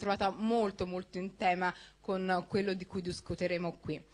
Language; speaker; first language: Italian; early bilingual, other home language; Somali